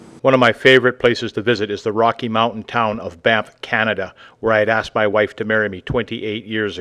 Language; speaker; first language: English; native; English